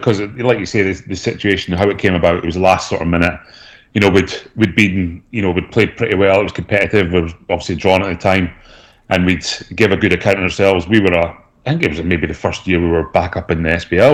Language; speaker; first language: English; native; English